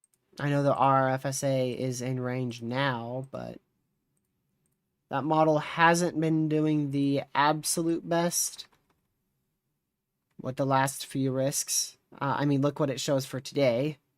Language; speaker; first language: English; native; English